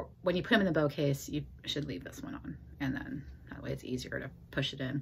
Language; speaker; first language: English; native; English